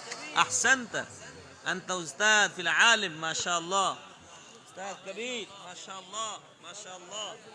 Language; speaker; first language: Arabic; non-native, learner; Urdu